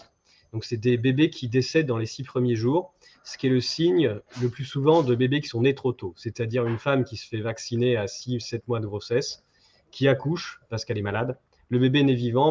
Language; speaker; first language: French; native; French